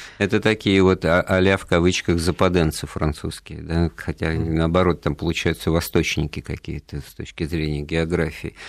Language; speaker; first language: Russian; native; Russian